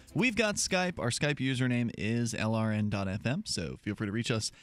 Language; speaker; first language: English; native; English